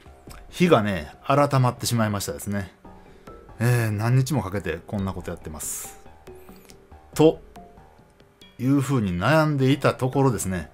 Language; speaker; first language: Japanese; native; Japanese